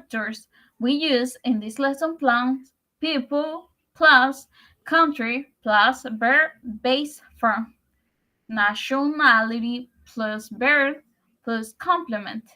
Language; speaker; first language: English; non-native, learner; Spanish